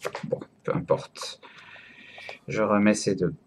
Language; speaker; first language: French; native; French